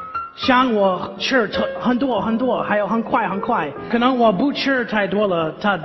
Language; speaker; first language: Chinese; non-native, learner; English